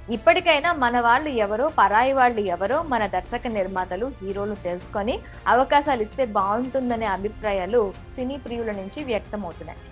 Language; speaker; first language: Telugu; native; Telugu